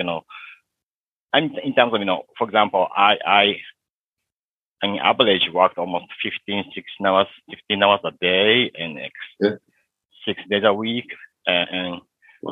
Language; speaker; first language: English; non-native, fluent; Japanese